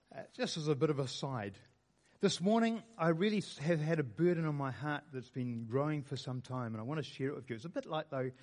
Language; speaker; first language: English; native; English